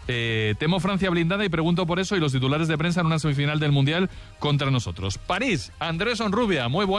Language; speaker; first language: Spanish; native; Spanish